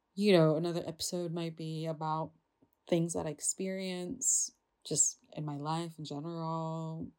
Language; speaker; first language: English; non-native, fluent; Indonesian